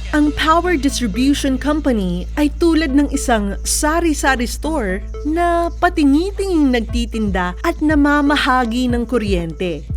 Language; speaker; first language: Filipino; native; Filipino